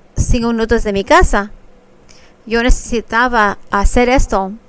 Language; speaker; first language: Spanish; early bilingual, other home language; English